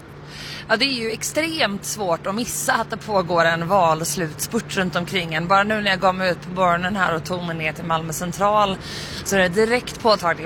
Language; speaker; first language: Swedish; native; Swedish